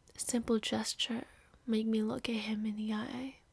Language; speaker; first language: English; non-native, fluent; Indonesian